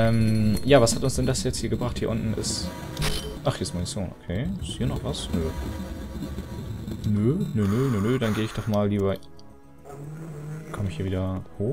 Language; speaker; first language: German; native; German